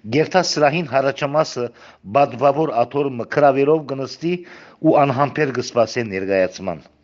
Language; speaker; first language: Armenian; early bilingual, heritage; Armenian